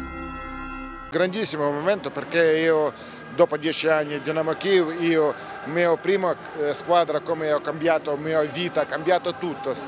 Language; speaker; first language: Italian; non-native, learner; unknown